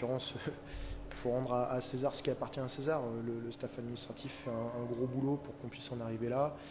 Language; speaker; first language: French; native; French